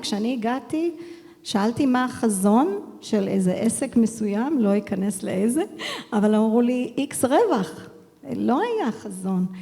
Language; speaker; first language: Hebrew; early bilingual, heritage; English